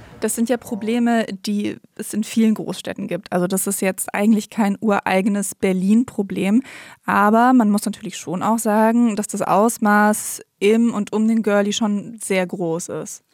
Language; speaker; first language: German; native; German